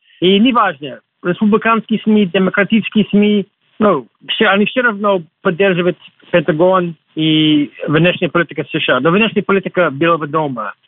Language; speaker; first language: Russian; non-native, fluent; English